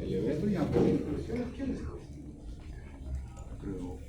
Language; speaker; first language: Spanish; native; Spanish